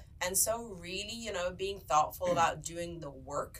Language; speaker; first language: English; native; English